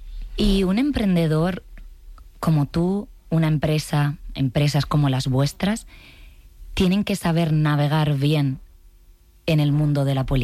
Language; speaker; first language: Spanish; native; Spanish